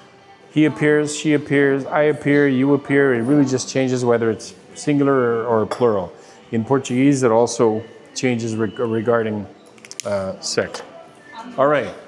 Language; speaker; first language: English; non-native, fluent; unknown